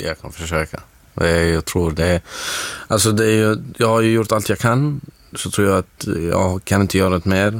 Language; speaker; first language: Swedish; non-native, fluent; Arabic